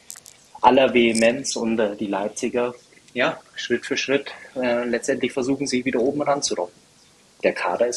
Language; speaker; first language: German; native; German